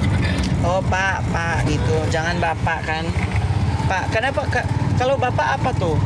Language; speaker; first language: Indonesian; non-native, learner; Cebuano